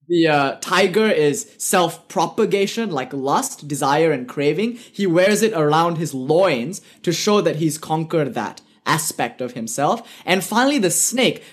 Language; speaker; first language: English; native; English